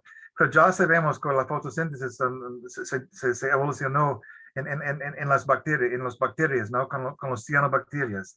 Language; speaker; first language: Spanish; non-native, fluent; English